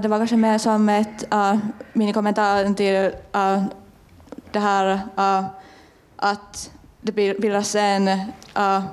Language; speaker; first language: Swedish; non-native, fluent; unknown